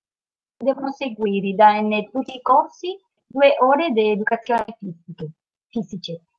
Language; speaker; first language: Italian; non-native, learner; Spanish